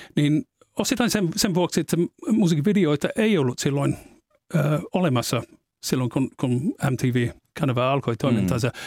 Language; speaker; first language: Finnish; non-native, fluent; English